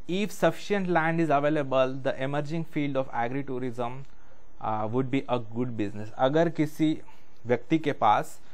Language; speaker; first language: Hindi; non-native, local second language; Marathi